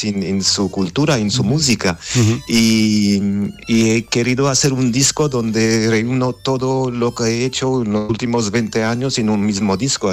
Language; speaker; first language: Spanish; non-native, fluent; Armenian